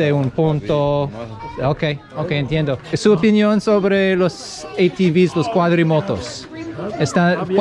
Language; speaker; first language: Spanish; non-native, learner; English